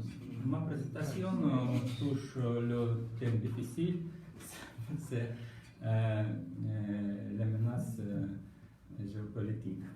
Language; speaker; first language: French; non-native, learner; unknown